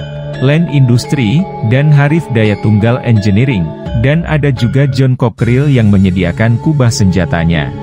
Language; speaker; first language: Indonesian; native; Indonesian